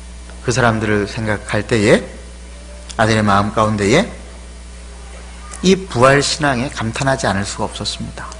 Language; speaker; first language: Korean; native; Korean